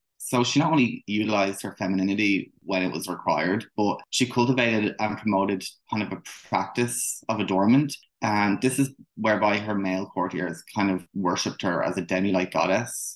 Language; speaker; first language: English; native; English